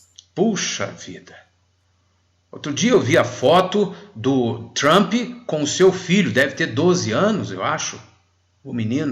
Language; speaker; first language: Portuguese; native; Portuguese